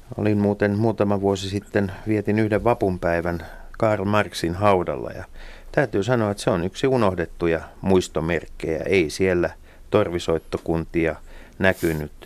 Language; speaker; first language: Finnish; native; Finnish